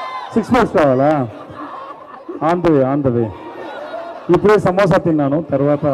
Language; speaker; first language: Telugu; non-native, learner; Tamil